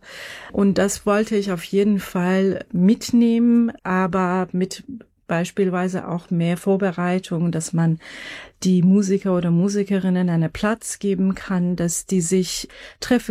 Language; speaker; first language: German; non-native, fluent; Persian